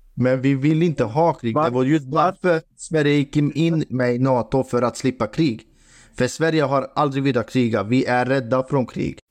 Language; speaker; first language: Swedish; non-native, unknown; Bosnian